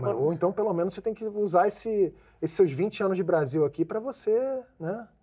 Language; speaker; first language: Portuguese; native; Portuguese